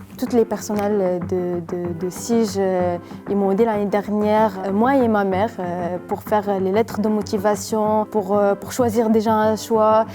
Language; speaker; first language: French; non-native, local second language; Arabic